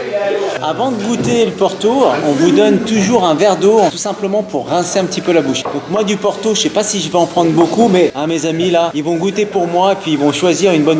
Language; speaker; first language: French; native; French